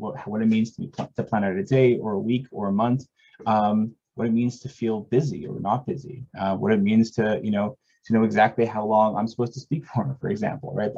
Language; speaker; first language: English; native; English